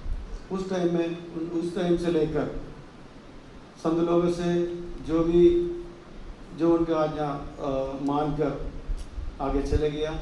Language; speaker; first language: Hindi; non-native, local second language; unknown